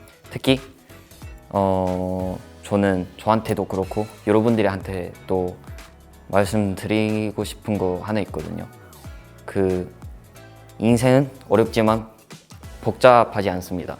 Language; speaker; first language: Korean; non-native, fluent; Chinese